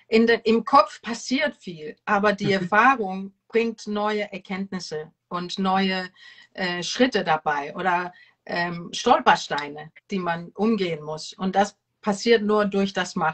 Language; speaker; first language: German; non-native, fluent; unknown